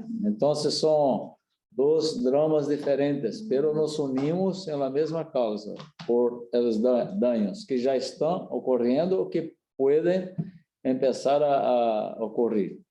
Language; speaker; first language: Spanish; non-native, learner; Portuguese